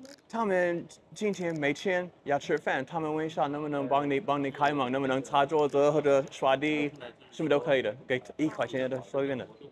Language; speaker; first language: Chinese; non-native, learner; English